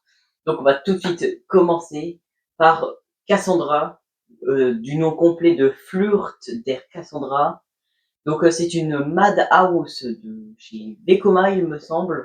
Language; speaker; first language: French; native; French